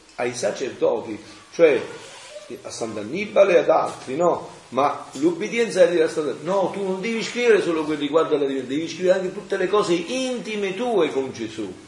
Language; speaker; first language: Italian; native; Italian